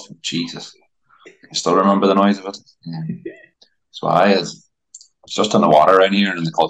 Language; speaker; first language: English; native; English